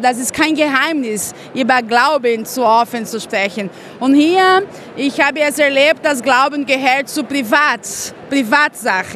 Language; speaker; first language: German; non-native, fluent; Portuguese